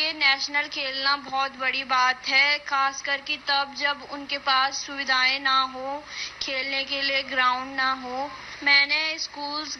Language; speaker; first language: Hindi; native; Hindi